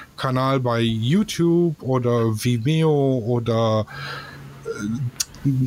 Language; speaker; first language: German; non-native, fluent; Polish